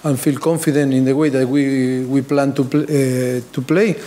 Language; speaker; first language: English; non-native, fluent; Spanish